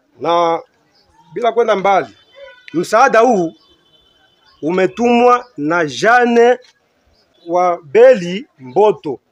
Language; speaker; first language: Swahili; native; Swahili